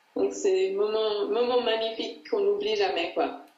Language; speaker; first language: French; non-native, fluent; English